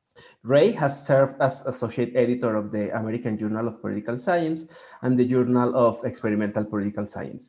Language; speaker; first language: English; non-native, fluent; Spanish